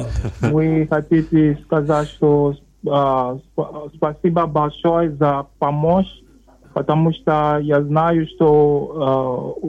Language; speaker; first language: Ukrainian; non-native, learner; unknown